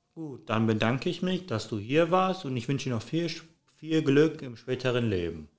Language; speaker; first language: German; native; German